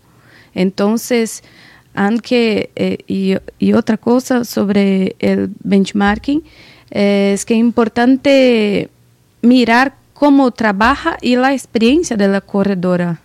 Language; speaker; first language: Spanish; non-native, learner; Portuguese